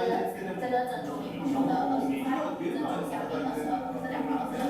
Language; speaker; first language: Chinese; native; Chinese